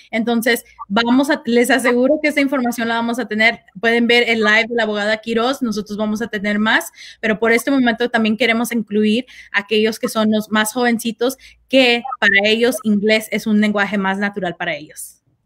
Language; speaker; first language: Spanish; early bilingual, heritage; Spanish